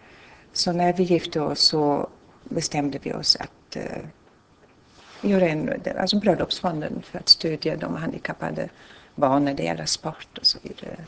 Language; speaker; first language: Swedish; non-native, fluent; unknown